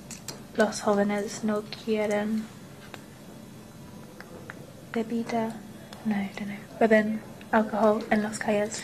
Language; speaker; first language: Spanish; non-native, learner; English